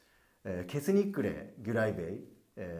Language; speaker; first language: Turkish; non-native, learner; Japanese